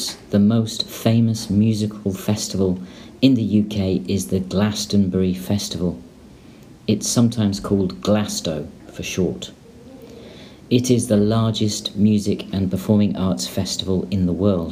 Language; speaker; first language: English; native; English